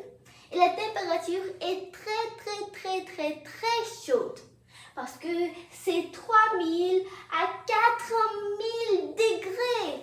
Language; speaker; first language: French; non-native, fluent; English